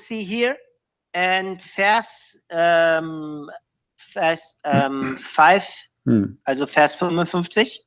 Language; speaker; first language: English; non-native, learner; German